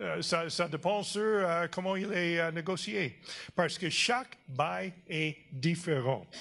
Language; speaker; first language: French; non-native, fluent; English